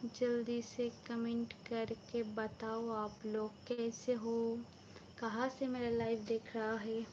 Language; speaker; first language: Hindi; non-native, local second language; Bangla